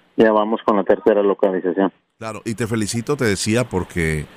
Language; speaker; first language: Spanish; non-native, local second language; Kʼicheʼ